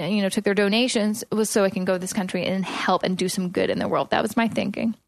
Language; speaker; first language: English; native; English